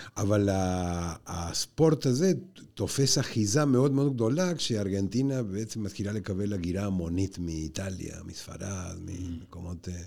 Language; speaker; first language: Hebrew; non-native, fluent; Spanish